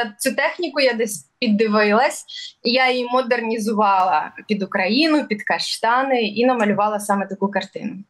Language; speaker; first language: Ukrainian; early bilingual, other home language; Russian